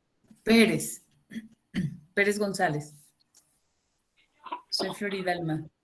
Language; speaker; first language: Spanish; native; Spanish